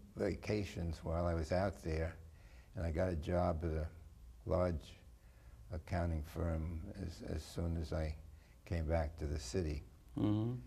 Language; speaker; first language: English; native; English